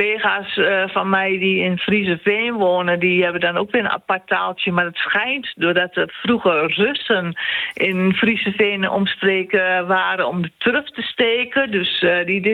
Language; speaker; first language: Dutch; native; Dutch